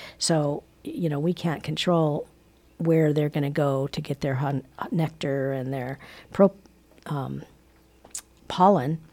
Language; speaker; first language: English; native; English